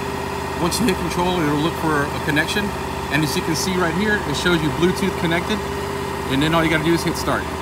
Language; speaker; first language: English; native; English